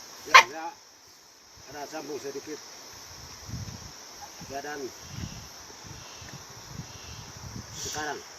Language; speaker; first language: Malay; non-native, local second language; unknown